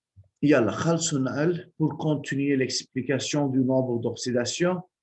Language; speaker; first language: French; non-native, local second language; Arabic